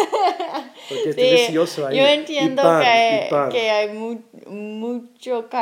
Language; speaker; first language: Spanish; non-native, learner; English